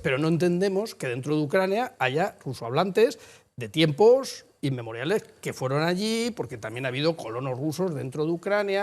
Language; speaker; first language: Spanish; native; Spanish